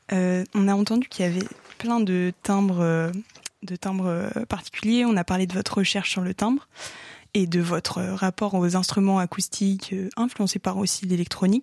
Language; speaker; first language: French; native; French